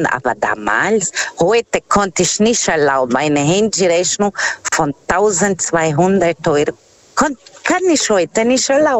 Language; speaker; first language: German; non-native, fluent; Portuguese